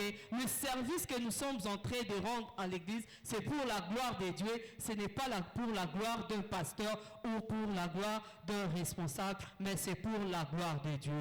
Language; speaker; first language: French; non-native, local second language; Lingala